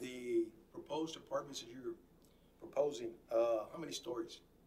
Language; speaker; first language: English; early bilingual, other home language; Spanish